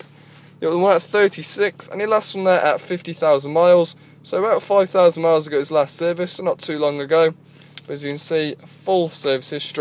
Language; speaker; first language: English; native; English